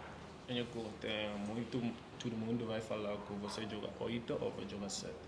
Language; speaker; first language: Portuguese; non-native, learner; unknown